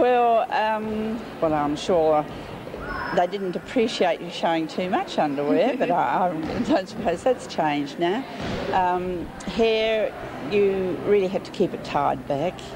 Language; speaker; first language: English; native; English